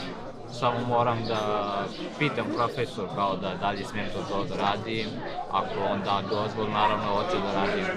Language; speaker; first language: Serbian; non-native, learner; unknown